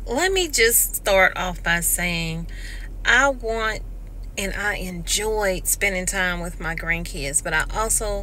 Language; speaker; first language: English; native; English